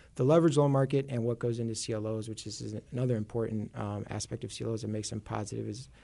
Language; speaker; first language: English; native; English